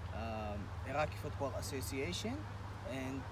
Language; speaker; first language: English; non-native, learner; Arabic